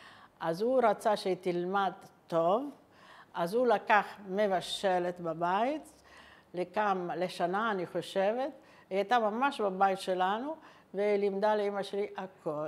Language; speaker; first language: Hebrew; non-native, fluent; Italian